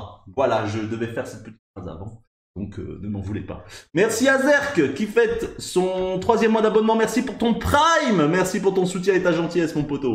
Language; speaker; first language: French; native; French